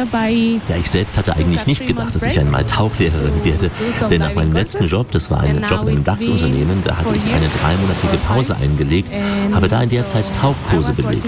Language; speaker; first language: German; native; German